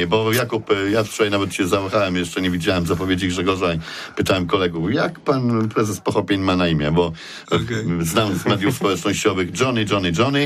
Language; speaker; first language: Polish; native; Polish